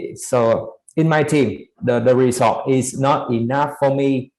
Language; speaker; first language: English; non-native, learner; Vietnamese